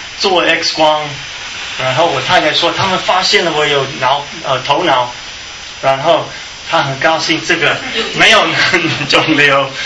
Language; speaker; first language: Chinese; non-native, fluent; English